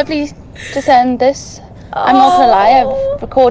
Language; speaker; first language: English; native; English